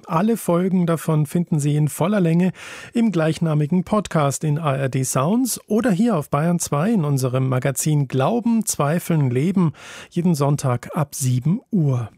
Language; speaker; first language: German; native; German